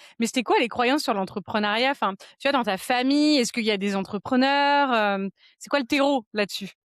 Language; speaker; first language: French; native; French